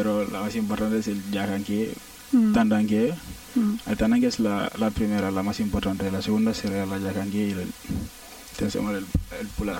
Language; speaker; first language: Spanish; non-native, learner; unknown